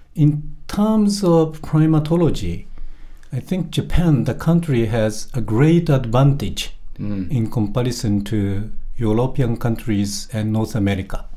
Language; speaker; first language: English; non-native, fluent; Japanese